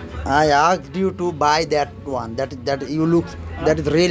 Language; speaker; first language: English; non-native, learner; Bangla